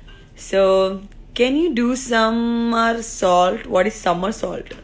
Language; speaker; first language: Telugu; non-native, local second language; Gujarati